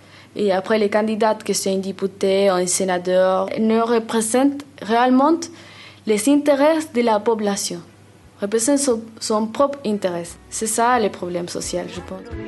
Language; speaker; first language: French; non-native, learner; Spanish